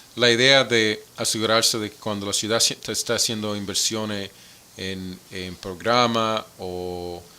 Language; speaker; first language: Spanish; early bilingual, other home language; English